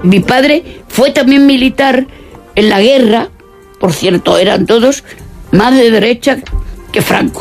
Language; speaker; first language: Spanish; native; Spanish